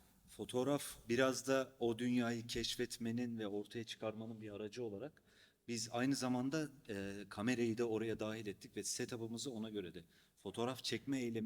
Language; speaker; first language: Turkish; native; Turkish